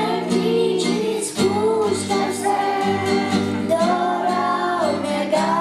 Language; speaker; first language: Slovenian; early bilingual, heritage; Slovenian